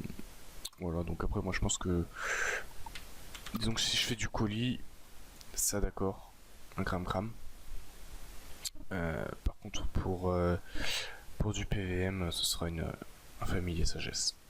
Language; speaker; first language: French; native; French